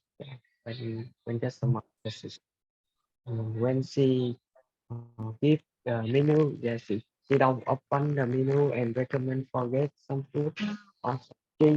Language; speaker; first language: English; non-native, learner; Vietnamese